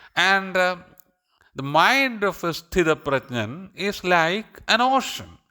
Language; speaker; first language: English; non-native, local second language; Malayalam